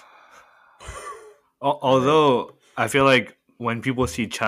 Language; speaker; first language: English; native; English